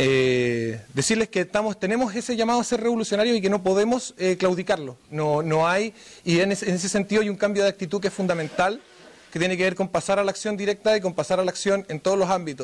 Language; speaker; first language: Spanish; native; Spanish